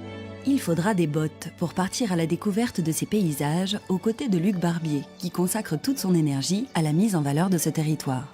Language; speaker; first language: French; native; French